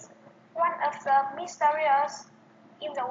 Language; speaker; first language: English; non-native, learner; Vietnamese